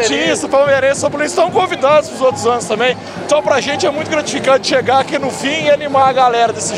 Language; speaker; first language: Portuguese; native; Portuguese